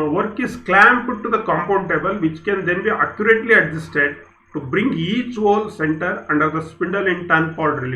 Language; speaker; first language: English; non-native, local second language; Kannada